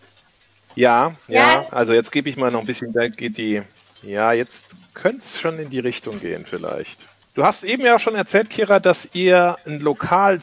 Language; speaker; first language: German; native; German